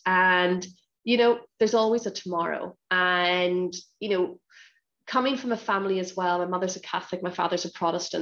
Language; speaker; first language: English; native; English